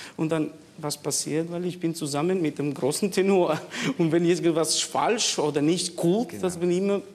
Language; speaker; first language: German; non-native, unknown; Albanian